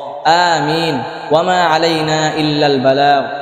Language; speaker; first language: Arabic; non-native, learner; Bangla